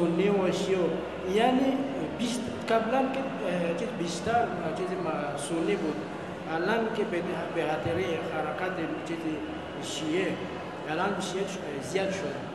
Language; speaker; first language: Persian; non-native, learner; Malagasy